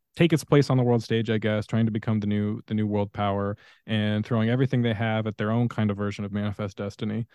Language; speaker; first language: English; native; English